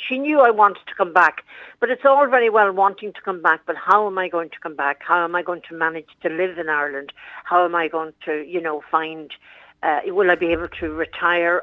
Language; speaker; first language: English; native; English